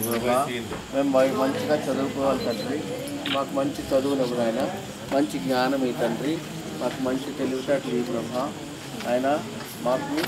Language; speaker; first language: Telugu; native; Telugu